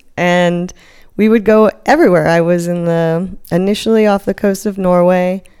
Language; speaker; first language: English; native; English